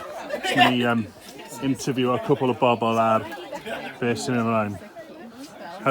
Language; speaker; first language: Welsh; native; Welsh